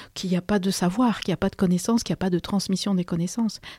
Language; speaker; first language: French; non-native, fluent; Spanish